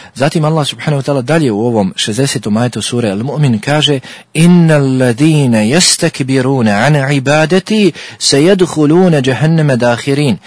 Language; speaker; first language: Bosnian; native; Bosnian